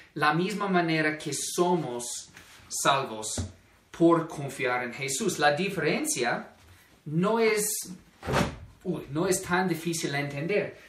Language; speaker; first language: Spanish; non-native, fluent; English